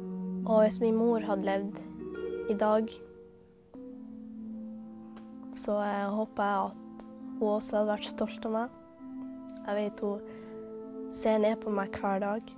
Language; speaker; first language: Norwegian; early bilingual, other home language; Somali